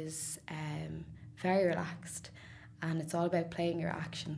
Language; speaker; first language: English; native; English